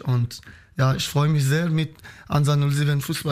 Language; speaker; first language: German; non-native, learner; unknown